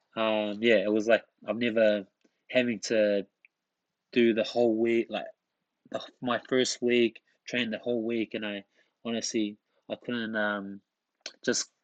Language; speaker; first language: English; early bilingual, other home language; Tongan